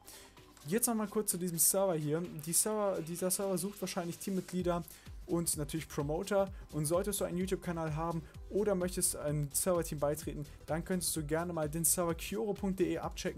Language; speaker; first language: German; native; German